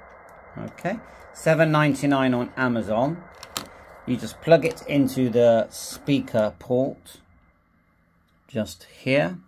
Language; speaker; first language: English; native; English